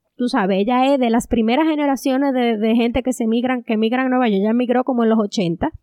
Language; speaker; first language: Spanish; native; Spanish